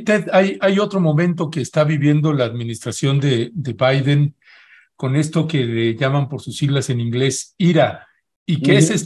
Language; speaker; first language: Spanish; native; Spanish